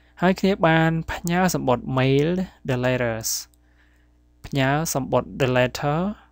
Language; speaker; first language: English; non-native, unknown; Khmer